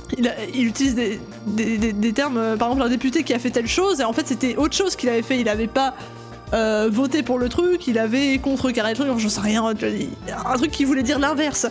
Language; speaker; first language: French; native; French